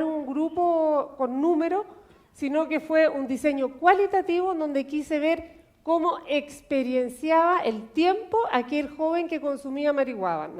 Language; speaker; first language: Spanish; native; Spanish